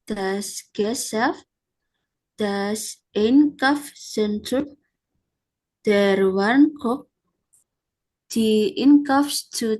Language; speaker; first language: German; non-native, learner; Indonesian